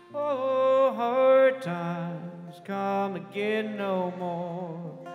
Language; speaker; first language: English; native; English